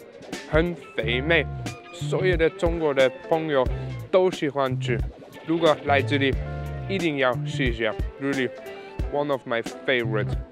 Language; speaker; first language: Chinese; non-native, fluent; German